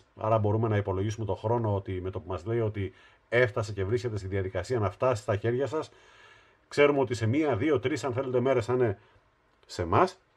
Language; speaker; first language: Greek; native; Greek